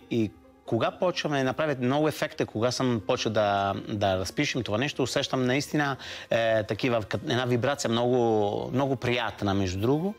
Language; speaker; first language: Bulgarian; non-native, fluent; Italian